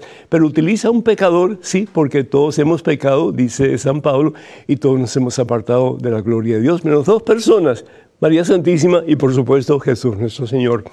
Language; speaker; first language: Spanish; native; Spanish